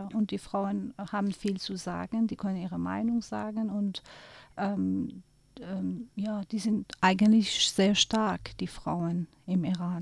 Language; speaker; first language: German; non-native, fluent; Persian